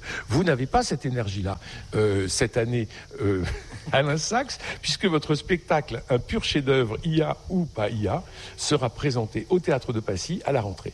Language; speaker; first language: French; native; French